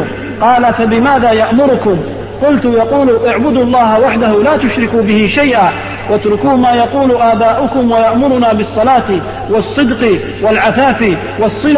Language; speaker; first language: Arabic; native; Arabic